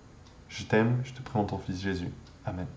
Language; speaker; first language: French; native; French